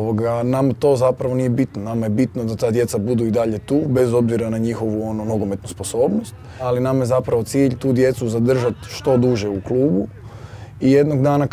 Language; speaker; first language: Croatian; native; Croatian